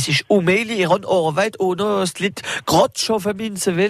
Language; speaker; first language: German; non-native, local second language; French